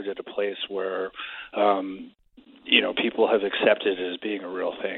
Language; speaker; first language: English; native; English